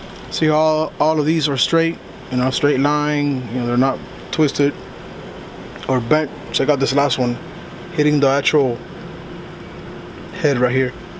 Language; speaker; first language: English; early bilingual, other home language; Spanish